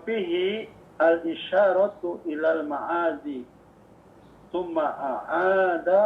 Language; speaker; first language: Arabic; non-native, fluent; Indonesian